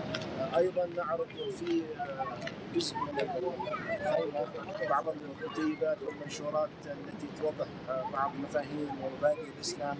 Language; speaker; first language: Arabic; native; Arabic